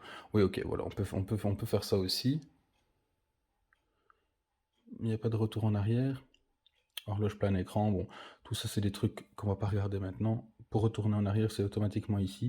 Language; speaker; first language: French; native; French